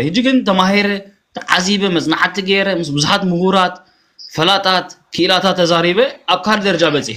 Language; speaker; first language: Tigrinya; early bilingual, heritage; Tigrinya